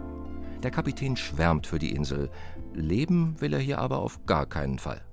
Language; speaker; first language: German; native; German